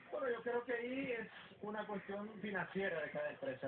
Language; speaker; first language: Spanish; native; Spanish